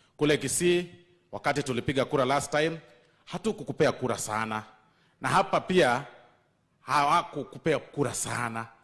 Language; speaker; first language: Swahili; non-native, local second language; Gusii